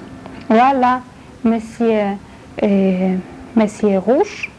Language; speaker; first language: French; non-native, learner; Polish